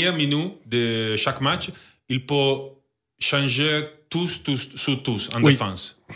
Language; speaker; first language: French; non-native, learner; Italian